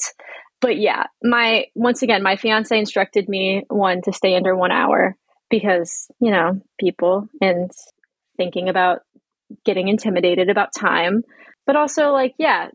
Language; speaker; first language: English; native; English